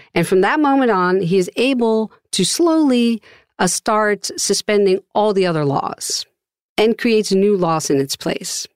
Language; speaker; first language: English; non-native, fluent; Dutch